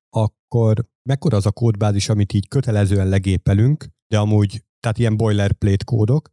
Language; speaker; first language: Hungarian; native; Hungarian